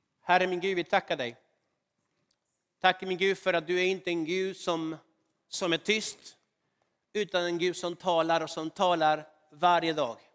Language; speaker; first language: Swedish; non-native, fluent; Spanish